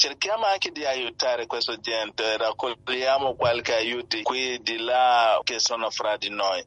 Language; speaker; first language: Italian; non-native, learner; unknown